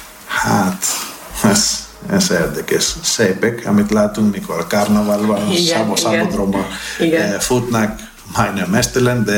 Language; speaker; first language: Hungarian; non-native, fluent; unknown